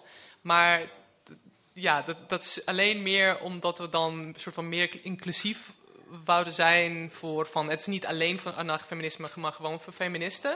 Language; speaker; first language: Dutch; non-native, fluent; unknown